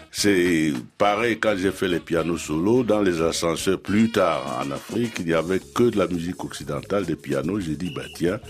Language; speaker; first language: French; non-native, local second language; Duala